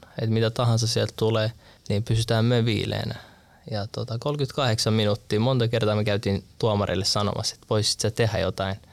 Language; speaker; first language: Finnish; early bilingual, other home language; Arabic